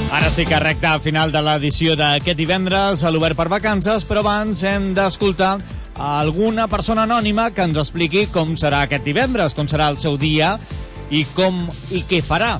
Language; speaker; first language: Catalan; native; Catalan